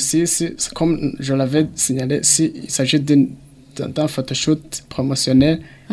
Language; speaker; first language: French; non-native, local second language; Rundi